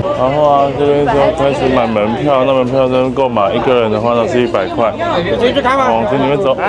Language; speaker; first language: Chinese; native; Chinese